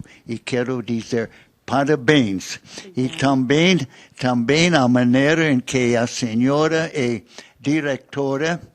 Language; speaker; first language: Portuguese; non-native, fluent; English